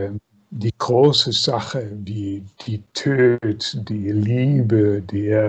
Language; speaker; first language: German; non-native, fluent; Dutch